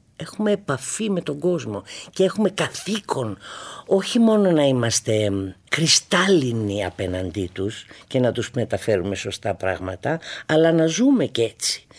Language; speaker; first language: Greek; native; Greek